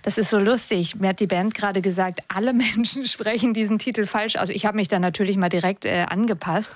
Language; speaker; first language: German; native; German